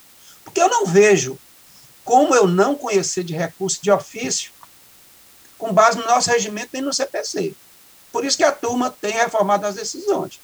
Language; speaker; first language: Portuguese; native; Portuguese